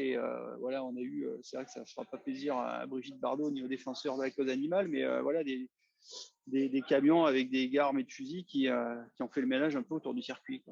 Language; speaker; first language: French; native; French